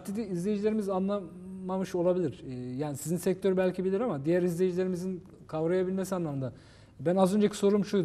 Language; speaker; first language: Turkish; native; Turkish